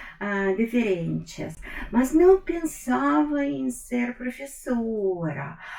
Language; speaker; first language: Portuguese; non-native, fluent; Russian